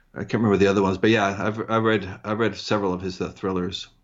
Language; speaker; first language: English; early bilingual, heritage; English